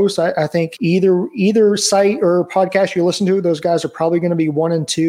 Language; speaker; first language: English; native; English